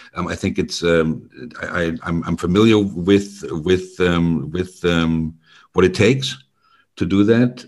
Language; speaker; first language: English; non-native, fluent; German